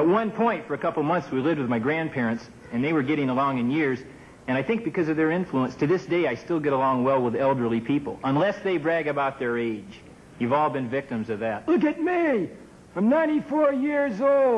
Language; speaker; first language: English; native; English